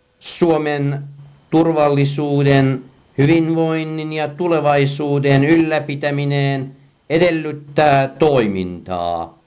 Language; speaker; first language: Finnish; non-native, fluent; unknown